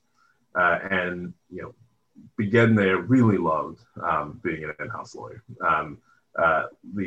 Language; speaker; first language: English; native; English